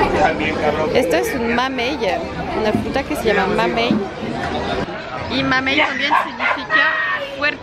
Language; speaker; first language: Spanish; non-native, fluent; French